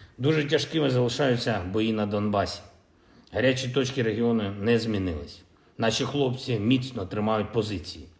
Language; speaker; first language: Ukrainian; non-native, local second language; Russian